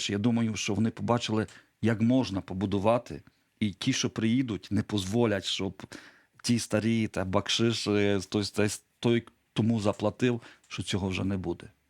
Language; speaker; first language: Ukrainian; non-native, local second language; Polish